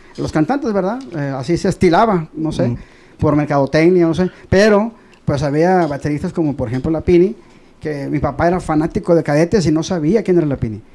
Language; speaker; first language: Spanish; native; Spanish